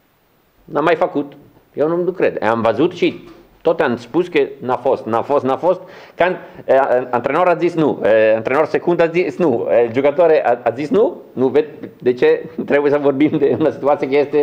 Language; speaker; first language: Romanian; non-native, learner; Italian